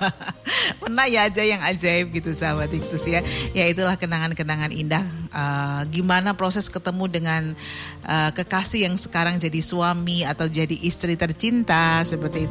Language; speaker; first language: Indonesian; native; Indonesian